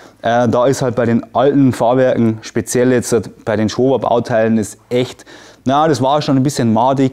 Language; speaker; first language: German; native; German